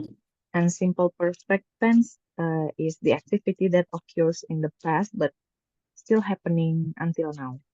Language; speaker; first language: English; non-native, learner; Indonesian